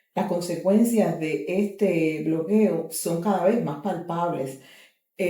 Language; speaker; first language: Spanish; native; Spanish